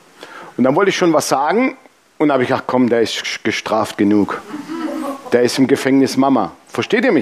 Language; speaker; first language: German; native; German